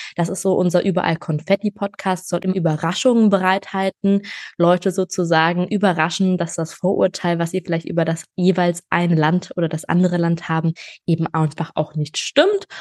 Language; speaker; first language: German; native; German